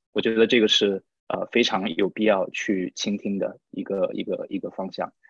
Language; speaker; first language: Chinese; native; Chinese